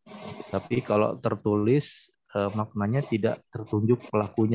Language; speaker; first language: Indonesian; native; Indonesian